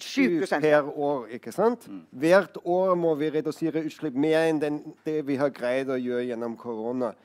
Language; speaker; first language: Norwegian; non-native, fluent; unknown